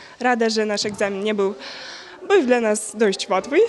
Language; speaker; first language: Polish; non-native, learner; Ukrainian